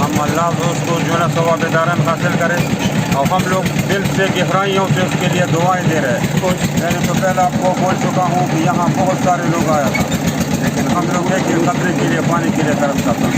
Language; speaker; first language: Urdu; non-native, local second language; Baluchi